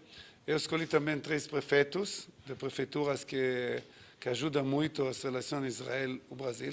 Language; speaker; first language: Portuguese; non-native, fluent; Hebrew